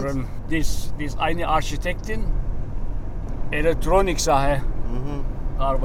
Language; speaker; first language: German; non-native, learner; Turkish